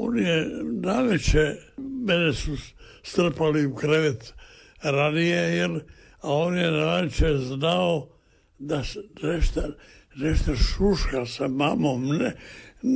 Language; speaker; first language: Serbian; native; Serbian